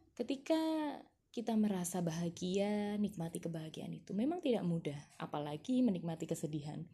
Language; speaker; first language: Indonesian; non-native, local second language; Javanese